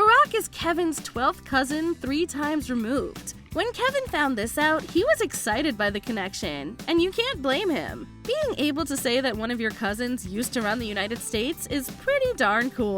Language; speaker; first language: English; native; English